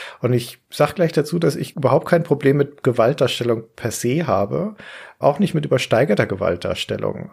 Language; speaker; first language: German; native; German